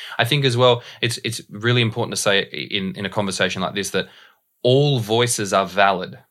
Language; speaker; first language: English; native; English